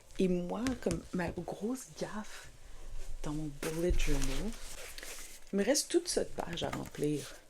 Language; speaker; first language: French; native; French